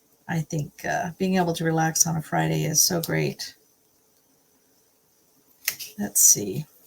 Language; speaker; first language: English; native; English